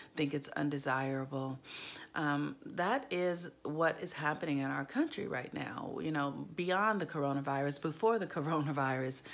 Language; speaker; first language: English; native; English